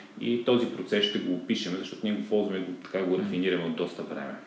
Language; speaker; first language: Bulgarian; native; Bulgarian